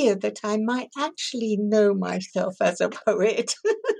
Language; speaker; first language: English; early bilingual, other home language; Persian